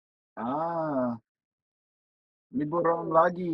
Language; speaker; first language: Indonesian; non-native, learner; English